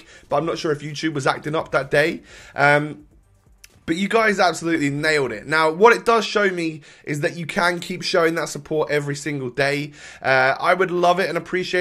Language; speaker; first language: English; native; English